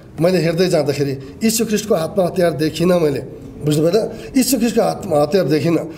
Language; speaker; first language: Nepali; non-native, local second language; Limbu